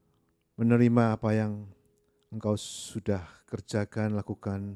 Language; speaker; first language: Indonesian; native; Indonesian